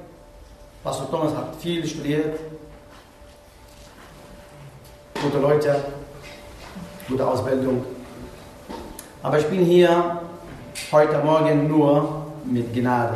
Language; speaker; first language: German; non-native, learner; Arabic